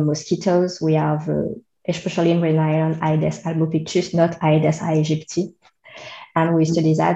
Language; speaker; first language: English; non-native, learner; French